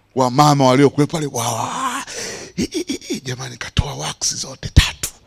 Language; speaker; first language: Swahili; native; Swahili